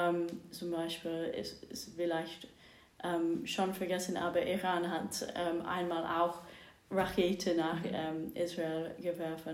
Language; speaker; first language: German; non-native, fluent; English